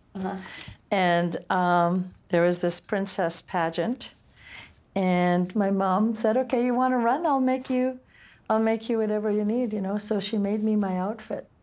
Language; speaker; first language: English; native; English